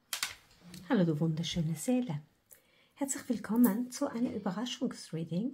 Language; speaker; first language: German; non-native, fluent; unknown